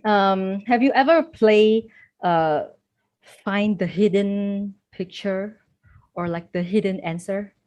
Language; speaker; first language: English; non-native, fluent; Vietnamese